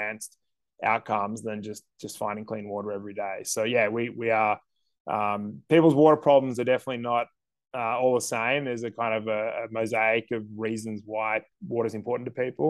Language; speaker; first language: English; native; English